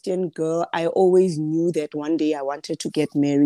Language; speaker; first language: English; non-native, local second language; Southern Sotho